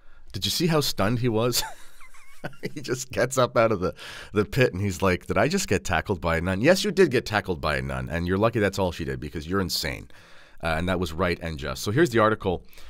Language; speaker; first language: English; native; English